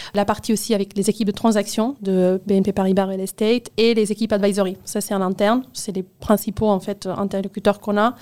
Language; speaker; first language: French; non-native, fluent; Spanish